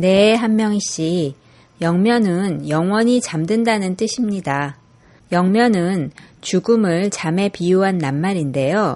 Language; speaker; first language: Korean; native; Korean